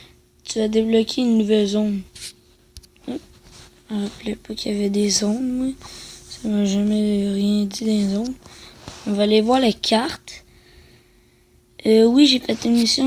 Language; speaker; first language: French; native; French